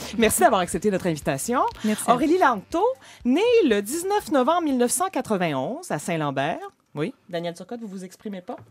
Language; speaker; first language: French; native; French